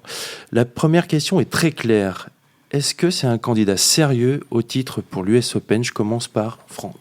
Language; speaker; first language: French; native; French